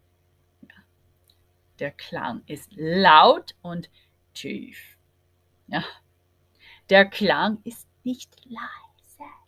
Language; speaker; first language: German; non-native, fluent; English